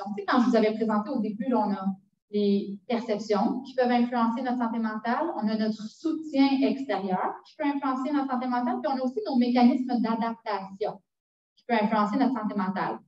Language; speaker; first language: French; native; French